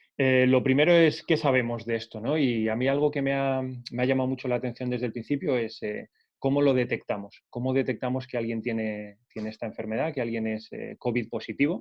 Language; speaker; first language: Spanish; native; Spanish